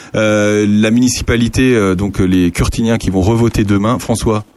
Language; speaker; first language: French; native; French